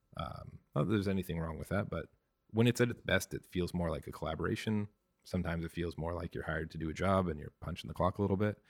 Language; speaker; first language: English; native; English